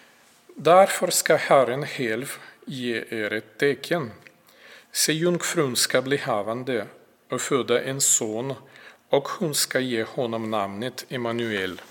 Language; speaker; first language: Swedish; non-native, fluent; Russian